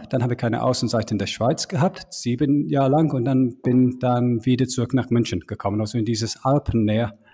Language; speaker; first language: German; non-native, fluent; English